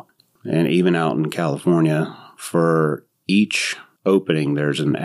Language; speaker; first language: English; native; English